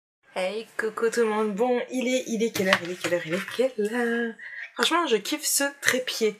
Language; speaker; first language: French; native; French